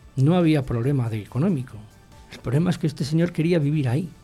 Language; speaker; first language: Spanish; native; Spanish